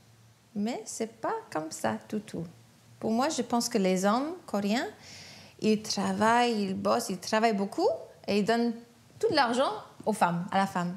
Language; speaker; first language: French; non-native, fluent; English